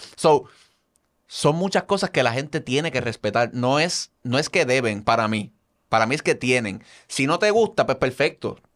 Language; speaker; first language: Spanish; native; Spanish